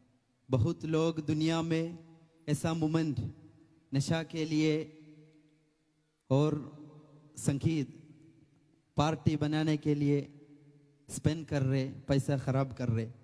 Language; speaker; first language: Hindi; non-native, local second language; Malayalam